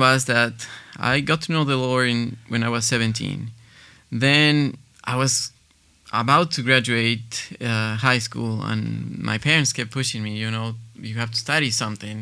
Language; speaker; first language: English; non-native, fluent; Spanish